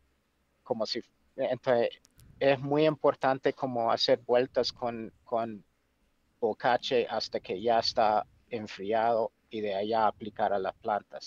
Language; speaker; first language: Spanish; non-native, fluent; English